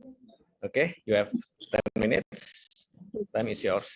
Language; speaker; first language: English; non-native, fluent; Indonesian